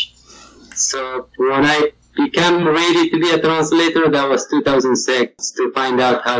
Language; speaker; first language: English; non-native, learner; Persian